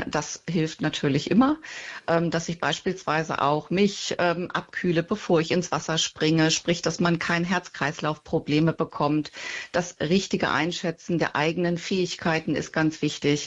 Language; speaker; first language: German; native; German